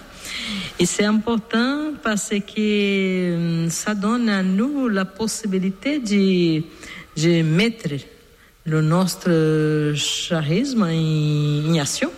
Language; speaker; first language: French; non-native, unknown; Portuguese